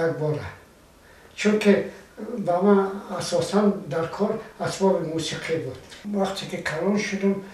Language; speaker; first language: Persian; non-native, local second language; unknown